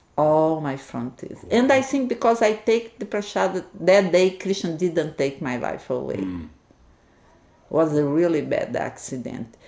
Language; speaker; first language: English; non-native, learner; Portuguese